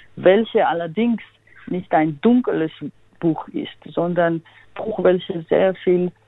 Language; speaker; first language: German; non-native, fluent; Georgian